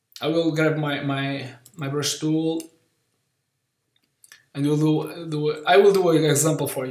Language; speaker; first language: English; non-native, learner; Portuguese